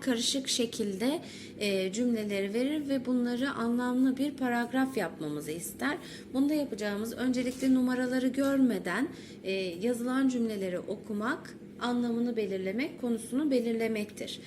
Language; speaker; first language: Turkish; native; Turkish